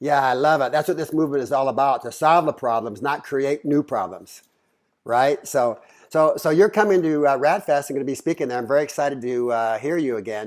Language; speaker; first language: English; native; English